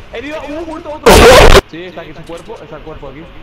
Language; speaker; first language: Spanish; native; Spanish